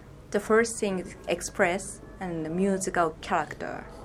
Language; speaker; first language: English; non-native, fluent; Japanese